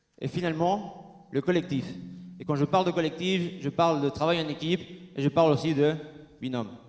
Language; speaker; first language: French; non-native, fluent; Spanish